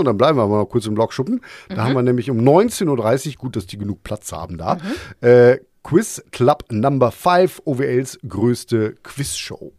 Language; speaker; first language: German; native; German